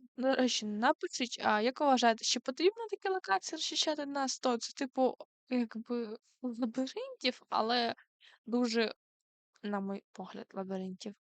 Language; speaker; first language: Ukrainian; non-native, local second language; Russian